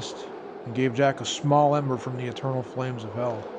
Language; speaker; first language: English; native; English